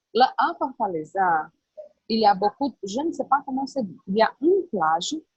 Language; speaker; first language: French; non-native, learner; Portuguese